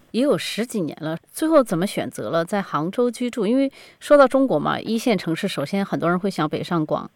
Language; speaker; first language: Chinese; native; Chinese